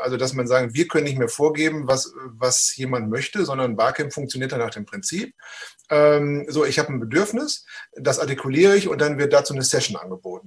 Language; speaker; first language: German; native; German